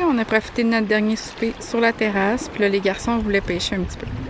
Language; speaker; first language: French; native; French